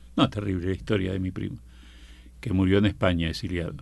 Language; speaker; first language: Spanish; native; Spanish